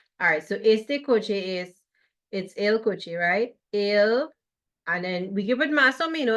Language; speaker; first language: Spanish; non-native, fluent; English